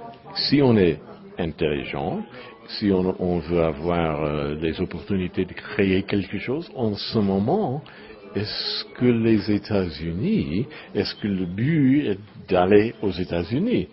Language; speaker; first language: French; non-native, learner; English